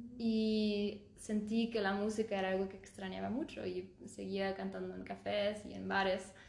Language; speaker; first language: Spanish; early bilingual, heritage; Spanish